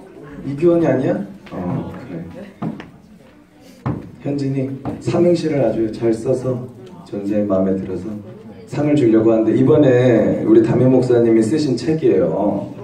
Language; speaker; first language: Korean; native; Korean